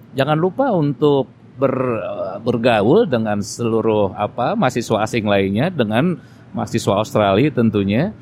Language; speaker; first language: Indonesian; native; Indonesian